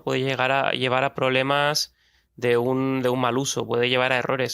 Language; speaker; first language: Spanish; native; Spanish